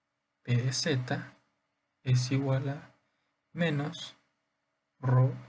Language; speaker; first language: Spanish; native; Spanish